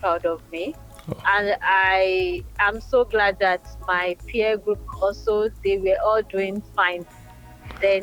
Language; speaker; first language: English; non-native, local second language; Yoruba